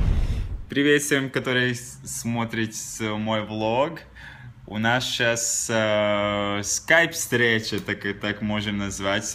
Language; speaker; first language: Russian; non-native, local second language; Latvian